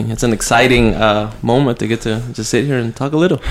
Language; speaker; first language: English; early bilingual, other home language; Spanish